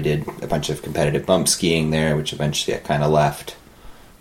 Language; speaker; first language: English; native; English